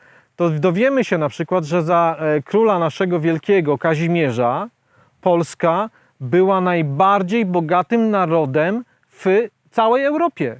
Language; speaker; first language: Polish; native; Polish